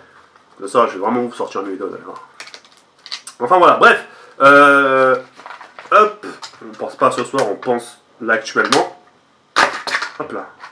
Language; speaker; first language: French; native; French